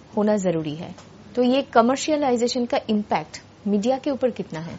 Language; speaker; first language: Hindi; non-native, local second language; Bangla